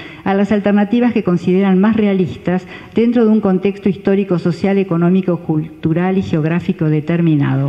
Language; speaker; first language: Spanish; native; Spanish